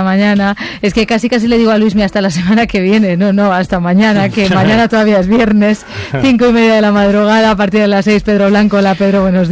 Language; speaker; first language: Spanish; native; Spanish